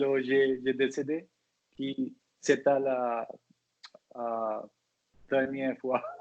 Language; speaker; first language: French; non-native, learner; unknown